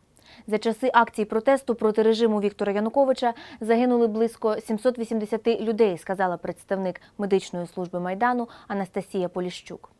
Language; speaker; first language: Ukrainian; native; Ukrainian